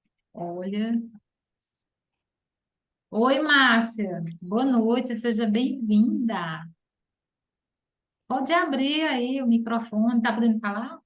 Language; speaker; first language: Portuguese; native; Portuguese